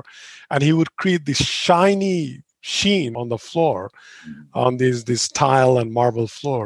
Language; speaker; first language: English; non-native, local second language; Bangla